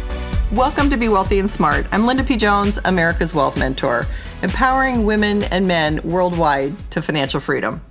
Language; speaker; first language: English; native; English